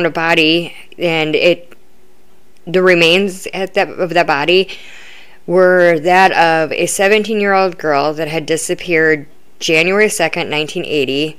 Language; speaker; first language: English; native; English